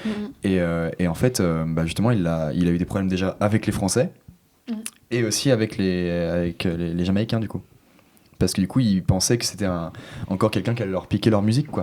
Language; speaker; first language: French; native; French